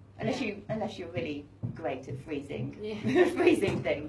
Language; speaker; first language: English; native; English